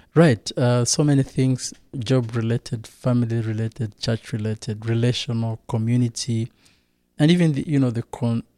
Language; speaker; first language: English; non-native, local second language; Kinyarwanda